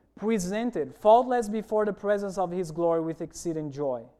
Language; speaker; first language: English; non-native, fluent; Portuguese